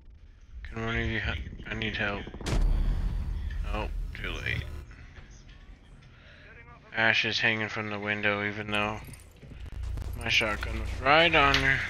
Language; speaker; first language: English; native; English